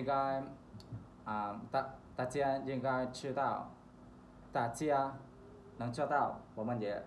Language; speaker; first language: Chinese; non-native, learner; Thai